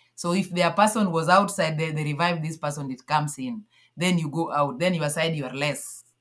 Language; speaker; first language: English; non-native, local second language; Luo (Kenya and Tanzania)